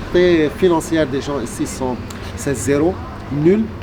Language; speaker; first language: French; non-native, local second language; Arabic